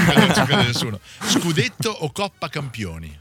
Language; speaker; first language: Italian; native; Italian